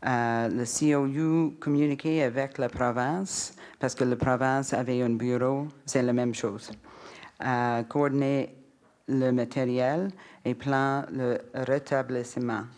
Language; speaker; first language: French; non-native, learner; English